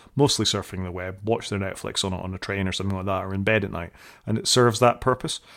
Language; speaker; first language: English; native; English